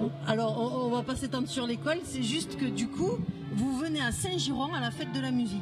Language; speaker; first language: French; native; French